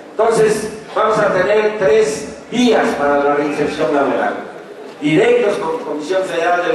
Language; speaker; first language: Spanish; native; Spanish